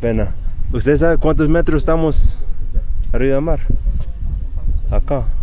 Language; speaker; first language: Spanish; non-native, learner; English